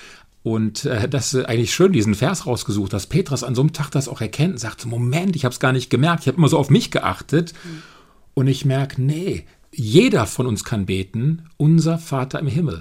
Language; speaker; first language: German; native; German